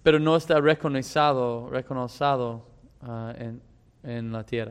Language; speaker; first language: Spanish; non-native, fluent; English